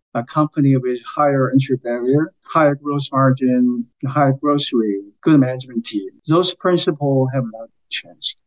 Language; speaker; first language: English; non-native, fluent; Chinese